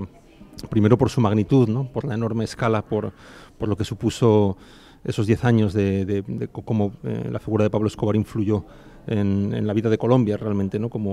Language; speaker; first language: Spanish; native; Spanish